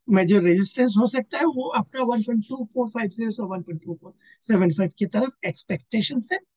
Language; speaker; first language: Hindi; non-native, local second language; Assamese